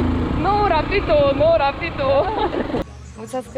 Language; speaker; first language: Spanish; non-native, learner; Korean